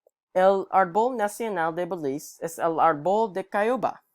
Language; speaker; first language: Spanish; non-native, learner; English